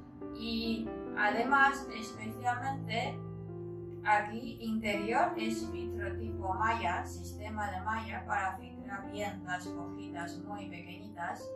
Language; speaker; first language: Spanish; non-native, learner; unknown